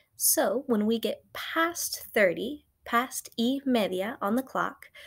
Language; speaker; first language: English; native; English